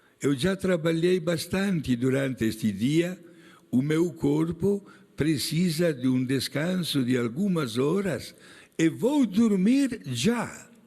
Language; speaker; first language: Portuguese; non-native, fluent; Italian